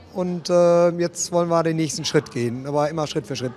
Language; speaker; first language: German; native; German